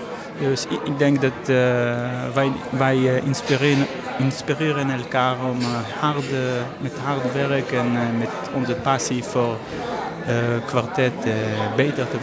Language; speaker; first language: Dutch; non-native, learner; Hebrew